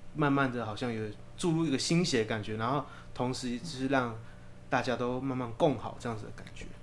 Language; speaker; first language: Chinese; native; Chinese